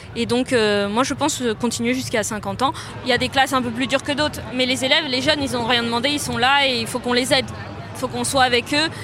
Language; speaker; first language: French; native; French